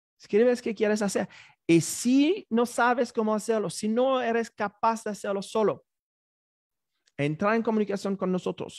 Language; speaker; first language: Spanish; non-native, fluent; French